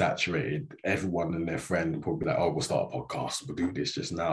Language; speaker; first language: English; native; English